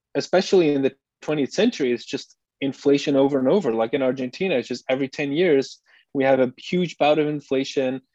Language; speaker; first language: English; non-native, fluent; Dutch